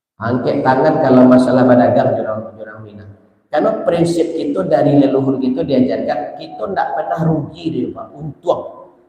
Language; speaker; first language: Malay; non-native, local second language; Minangkabau